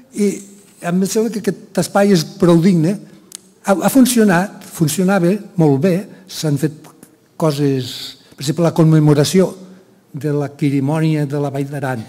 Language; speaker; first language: Catalan; native; Catalan